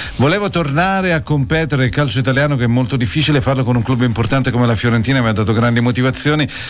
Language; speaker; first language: Italian; native; Italian